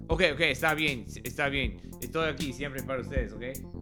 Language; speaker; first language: Spanish; non-native, learner; English